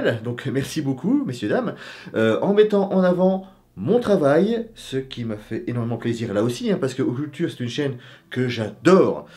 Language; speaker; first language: French; native; French